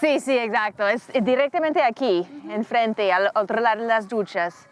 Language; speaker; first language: Spanish; non-native, fluent; English